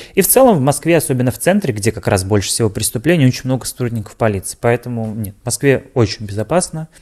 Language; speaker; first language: Russian; native; Russian